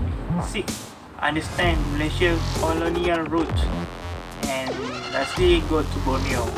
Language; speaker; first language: English; non-native, learner; Malay